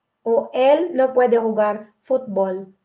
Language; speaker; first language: Spanish; non-native, learner; Filipino